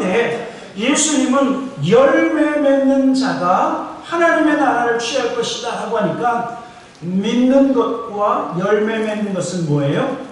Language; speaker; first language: Korean; native; Korean